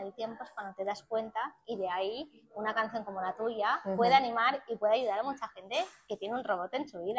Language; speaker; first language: Spanish; native; Spanish